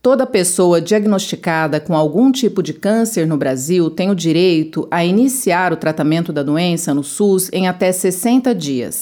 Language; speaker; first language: Portuguese; native; Portuguese